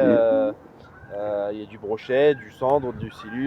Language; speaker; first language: French; native; French